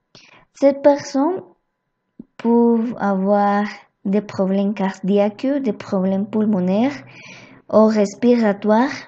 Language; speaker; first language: French; non-native, learner; Spanish